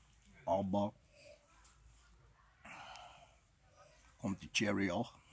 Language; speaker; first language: German; non-native, fluent; English